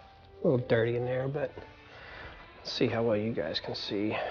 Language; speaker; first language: English; native; English